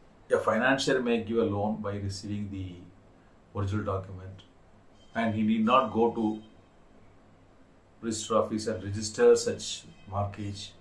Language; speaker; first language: English; non-native, local second language; Tamil